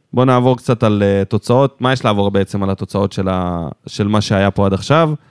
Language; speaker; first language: Hebrew; native; Hebrew